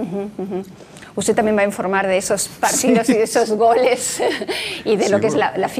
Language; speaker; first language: Spanish; native; Spanish